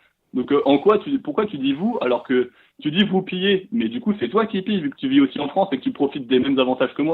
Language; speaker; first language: French; native; French